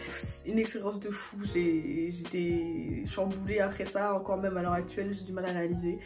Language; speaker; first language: French; native; French